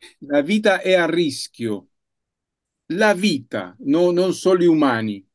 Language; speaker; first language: Italian; non-native, learner; Spanish